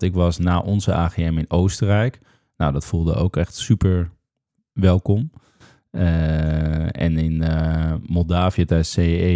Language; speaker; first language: Dutch; native; Dutch